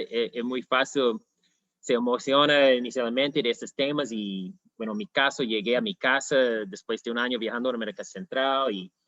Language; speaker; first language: Spanish; non-native, fluent; English